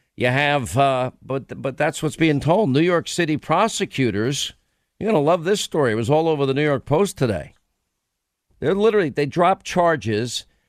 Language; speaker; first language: English; native; English